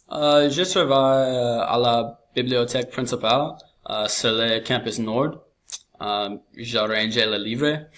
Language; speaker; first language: French; non-native, learner; English